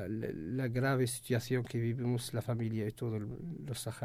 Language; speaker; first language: Spanish; non-native, learner; Arabic